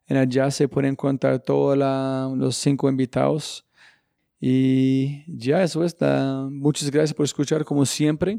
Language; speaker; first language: Spanish; non-native, learner; English